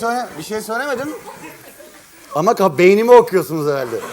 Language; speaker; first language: Turkish; native; Turkish